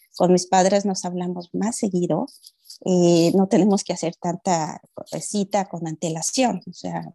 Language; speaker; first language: Spanish; native; Spanish